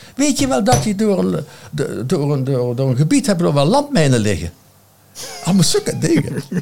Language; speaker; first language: Dutch; native; Dutch